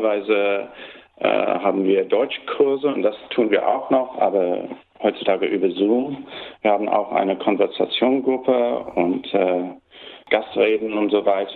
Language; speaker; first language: German; early bilingual, heritage; German